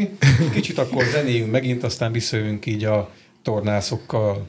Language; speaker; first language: Hungarian; native; Hungarian